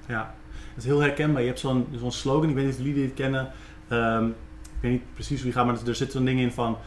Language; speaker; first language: Dutch; native; Dutch